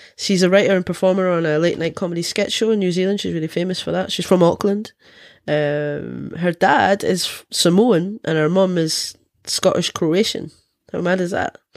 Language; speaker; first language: English; native; English